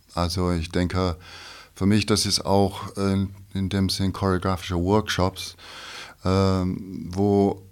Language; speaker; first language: German; non-native, fluent; English